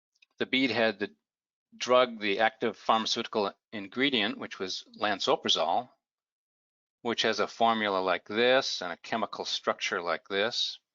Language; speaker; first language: English; native; English